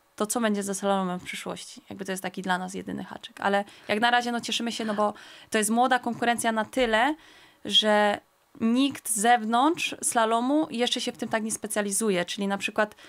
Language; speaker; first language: Polish; native; Polish